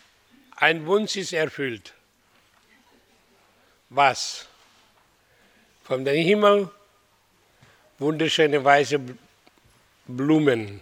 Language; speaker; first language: German; non-native, fluent; Hindi